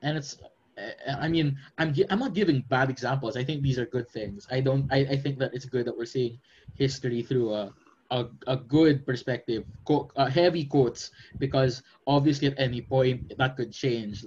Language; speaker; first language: English; non-native, local second language; Filipino